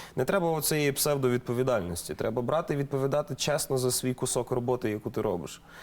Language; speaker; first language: Ukrainian; native; Ukrainian